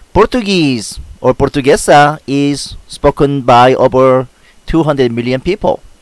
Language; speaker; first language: English; non-native, fluent; Korean